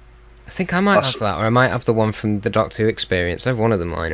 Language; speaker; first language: English; native; English